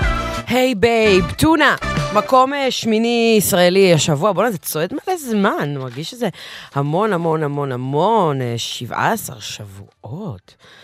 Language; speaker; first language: Hebrew; native; Hebrew